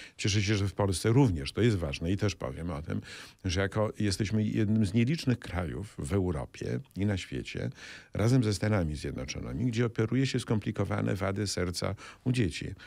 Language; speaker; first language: Polish; native; Polish